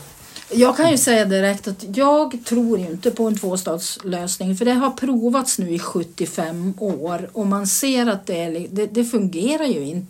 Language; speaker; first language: Swedish; native; Swedish